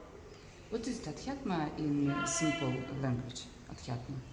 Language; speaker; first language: English; non-native, learner; Russian